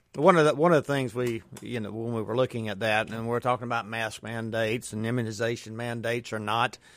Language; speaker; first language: English; native; English